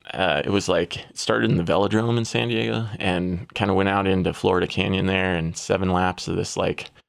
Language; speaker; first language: English; native; English